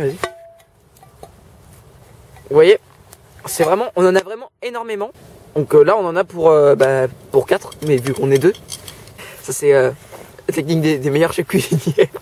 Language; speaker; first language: French; native; French